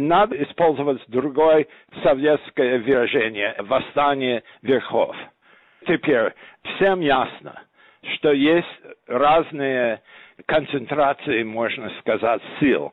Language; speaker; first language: Russian; non-native, fluent; English